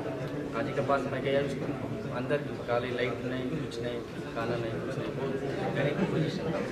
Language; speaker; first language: Hindi; non-native, local second language; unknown